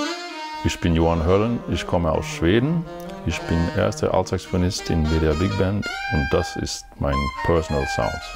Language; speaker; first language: German; non-native, fluent; Swedish